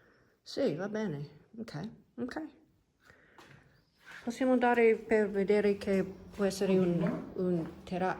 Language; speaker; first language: Italian; non-native, learner; English